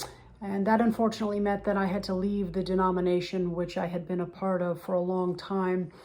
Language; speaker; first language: English; native; English